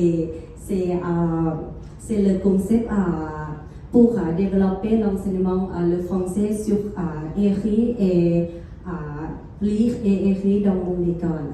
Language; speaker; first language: French; non-native, fluent; Thai